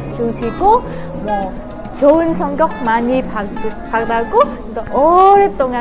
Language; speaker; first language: Korean; non-native, learner; Vietnamese